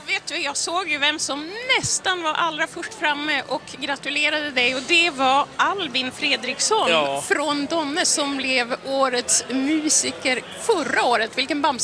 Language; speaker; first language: Swedish; native; Swedish